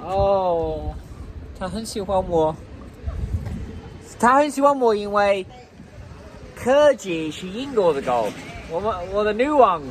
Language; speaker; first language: Chinese; non-native, learner; English